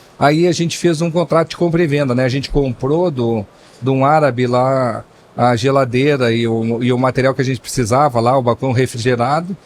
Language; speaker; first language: Portuguese; native; Portuguese